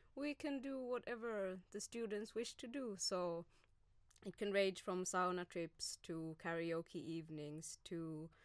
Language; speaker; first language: English; non-native, fluent; Finnish